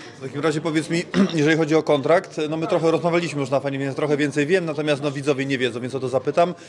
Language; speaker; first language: Polish; native; Polish